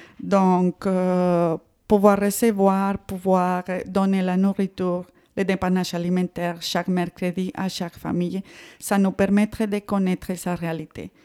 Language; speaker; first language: French; non-native, fluent; Spanish